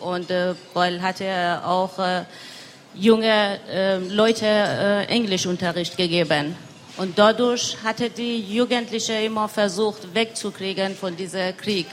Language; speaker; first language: German; non-native, learner; Persian